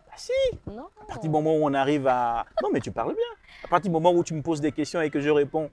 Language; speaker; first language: French; non-native, local second language; Rundi